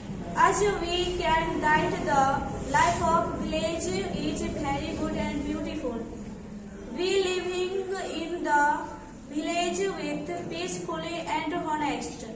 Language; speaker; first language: English; non-native, learner; Hindi